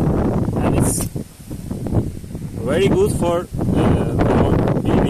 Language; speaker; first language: English; non-native, learner; Turkish